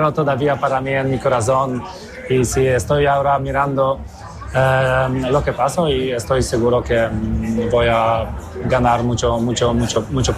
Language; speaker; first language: Spanish; non-native, learner; Polish